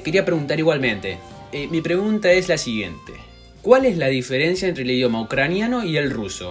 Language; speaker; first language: Spanish; native; Spanish